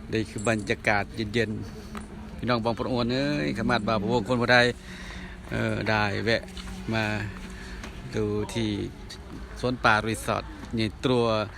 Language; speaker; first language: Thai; non-native, local second language; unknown